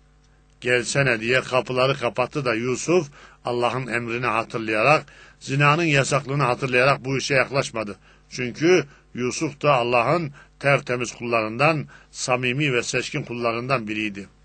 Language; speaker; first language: Turkish; native; Turkish